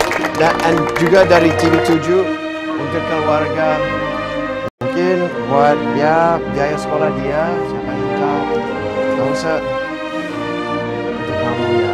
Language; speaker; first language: Indonesian; non-native, fluent; English